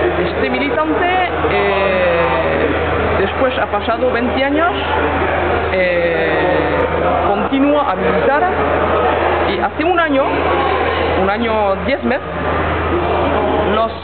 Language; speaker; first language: Spanish; non-native, learner; French